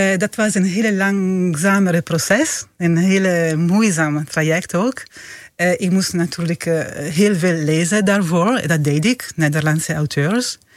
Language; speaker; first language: Dutch; non-native, fluent; Italian